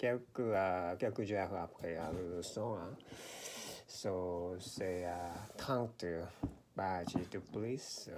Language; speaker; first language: French; non-native, learner; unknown